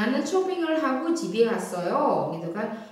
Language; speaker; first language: Korean; non-native, fluent; Indonesian